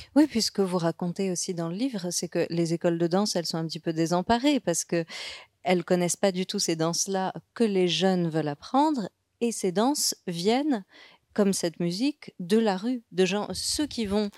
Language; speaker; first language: French; native; French